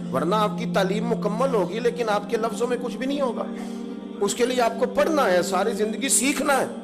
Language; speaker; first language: Urdu; non-native, local second language; Punjabi